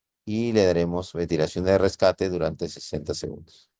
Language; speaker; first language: Spanish; native; Spanish